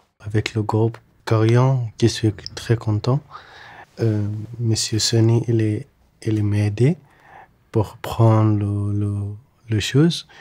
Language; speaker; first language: French; non-native, learner; Arabic